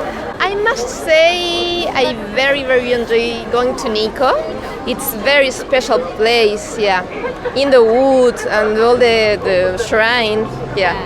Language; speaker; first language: English; non-native, fluent; Spanish